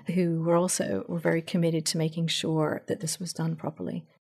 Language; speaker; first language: English; native; English